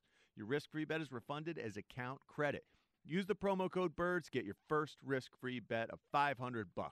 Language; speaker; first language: English; native; English